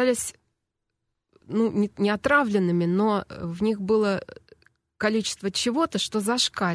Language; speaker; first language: Russian; native; Russian